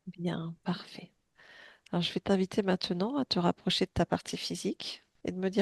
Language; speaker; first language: French; native; French